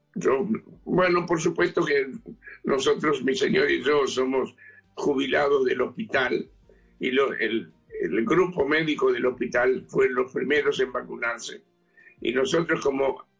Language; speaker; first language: Spanish; native; Spanish